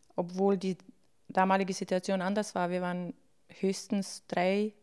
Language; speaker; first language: German; early bilingual, other home language; Bosnian